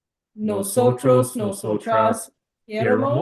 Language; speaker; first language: Spanish; non-native, learner; English